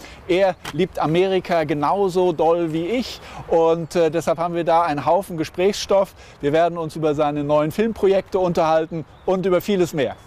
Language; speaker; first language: German; native; German